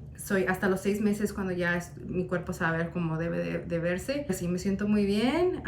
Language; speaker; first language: Spanish; early bilingual, heritage; Spanish